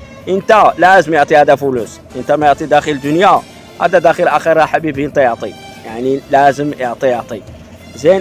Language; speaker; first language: Arabic; non-native, learner; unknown